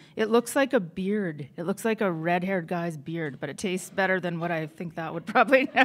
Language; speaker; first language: English; native; English